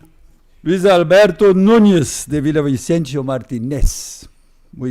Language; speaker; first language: Spanish; non-native, learner; Portuguese